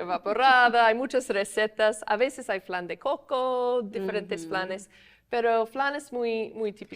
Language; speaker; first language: Spanish; non-native, fluent; English